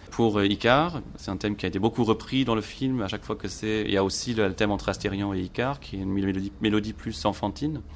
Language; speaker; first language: French; non-native, local second language; Luxembourgish